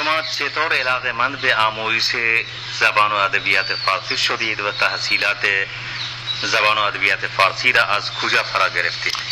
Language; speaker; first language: Persian; non-native, fluent; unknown